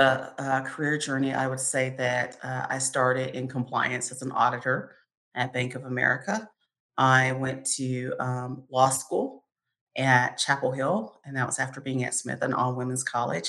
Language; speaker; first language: English; native; English